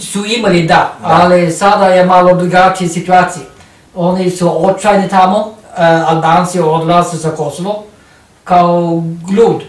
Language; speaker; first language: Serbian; non-native, learner; Norwegian